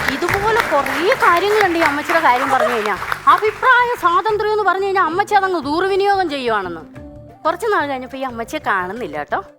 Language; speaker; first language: Malayalam; native; Malayalam